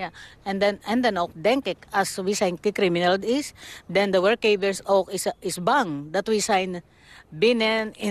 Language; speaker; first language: Dutch; non-native, learner; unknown